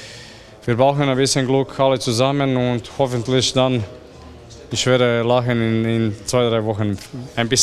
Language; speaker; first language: German; non-native, learner; Croatian